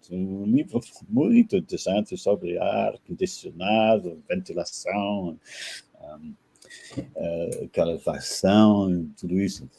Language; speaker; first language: Portuguese; non-native, fluent; English